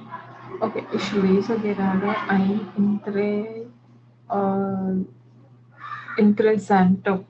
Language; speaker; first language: German; non-native, learner; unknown